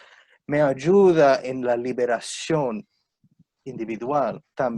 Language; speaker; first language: Spanish; non-native, fluent; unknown